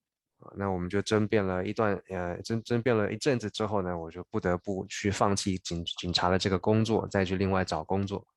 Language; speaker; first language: Chinese; native; Chinese